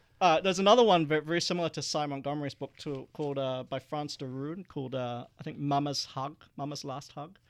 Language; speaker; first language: English; early bilingual, other home language; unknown